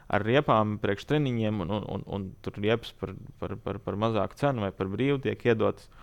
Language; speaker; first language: Latvian; native; Latvian